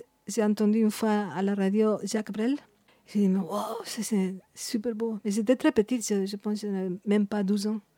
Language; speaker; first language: French; non-native, fluent; Spanish